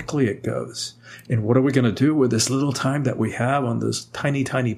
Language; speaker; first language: English; early bilingual, other home language; Spanish